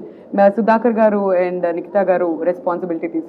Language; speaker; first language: Telugu; native; Telugu